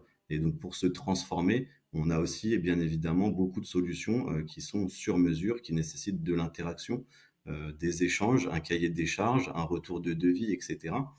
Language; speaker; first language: French; native; French